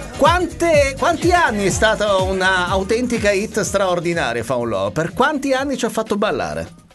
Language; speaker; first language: Italian; native; Italian